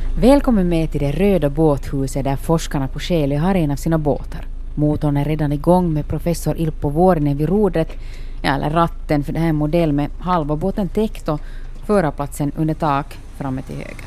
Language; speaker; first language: Swedish; native; Swedish